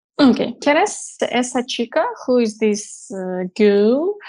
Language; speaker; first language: Spanish; non-native, learner; Russian